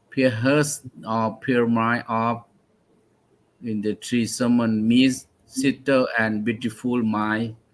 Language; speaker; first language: English; non-native, learner; Thai